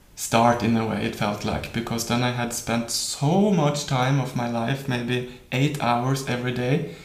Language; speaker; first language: English; non-native, fluent; Norwegian